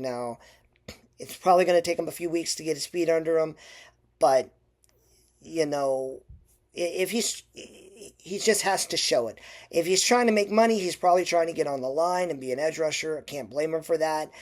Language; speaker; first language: English; native; English